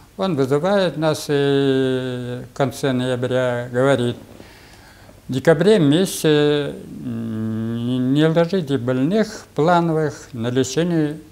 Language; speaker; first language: Russian; non-native, local second language; Bashkir